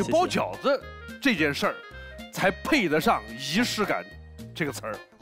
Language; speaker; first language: Chinese; native; Chinese